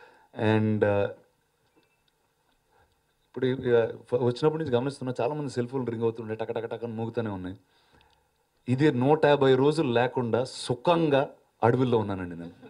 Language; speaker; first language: Telugu; native; Telugu